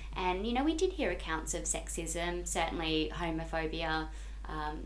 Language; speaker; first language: English; native; English